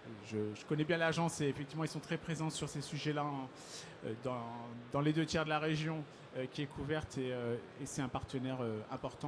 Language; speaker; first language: French; native; French